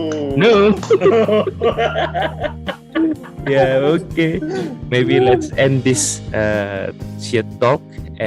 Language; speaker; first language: English; non-native, learner; Indonesian